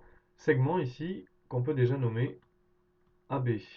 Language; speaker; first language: French; native; French